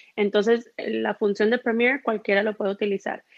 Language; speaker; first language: Spanish; early bilingual, heritage; Spanish